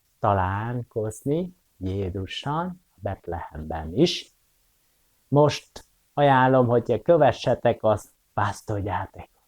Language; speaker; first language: Hungarian; non-native, fluent; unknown